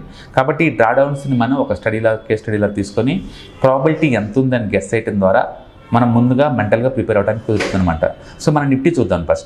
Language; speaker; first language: Telugu; native; Telugu